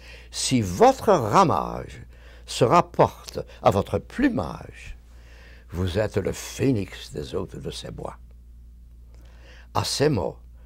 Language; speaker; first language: French; early bilingual, other home language; Yiddish